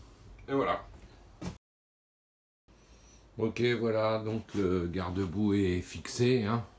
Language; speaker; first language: French; native; French